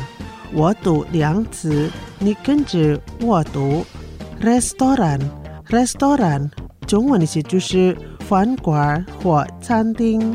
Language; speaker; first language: Chinese; non-native, fluent; Indonesian